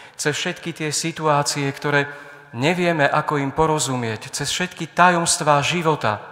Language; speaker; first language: Slovak; native; Slovak